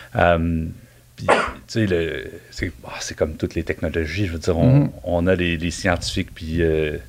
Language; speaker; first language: French; native; French